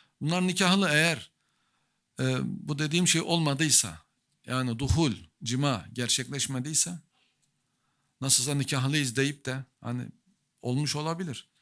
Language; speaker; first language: Turkish; native; Turkish